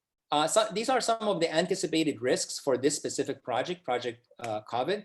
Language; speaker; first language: English; non-native, fluent; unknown